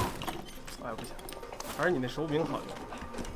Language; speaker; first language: Chinese; native; Chinese